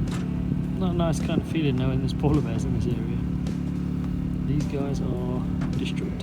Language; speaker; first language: English; native; English